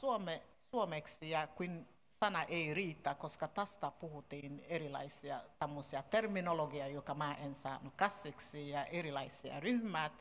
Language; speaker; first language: Finnish; non-native, learner; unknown